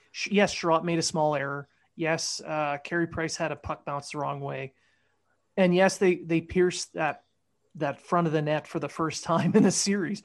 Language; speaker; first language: English; native; English